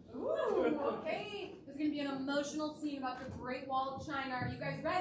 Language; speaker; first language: English; native; English